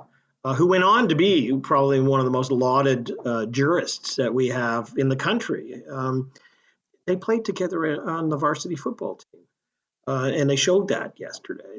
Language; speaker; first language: English; native; English